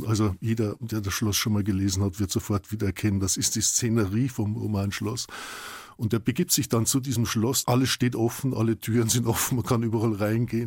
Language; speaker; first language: German; native; German